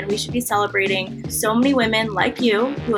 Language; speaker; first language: English; native; English